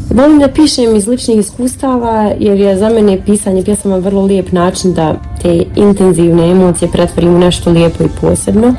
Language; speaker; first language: Bosnian; native; Bosnian